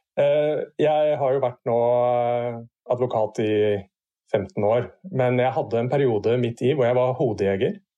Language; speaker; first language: Norwegian; native; Norwegian